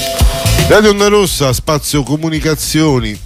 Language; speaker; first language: Italian; native; Italian